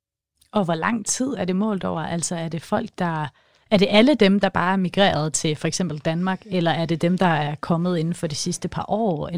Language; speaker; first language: Danish; native; Danish